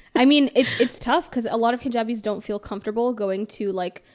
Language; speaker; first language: English; native; English